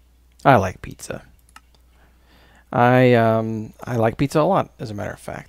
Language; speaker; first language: English; native; English